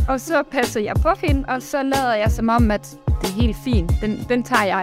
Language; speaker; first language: Danish; native; Danish